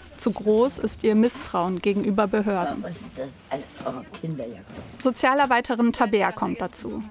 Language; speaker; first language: German; native; German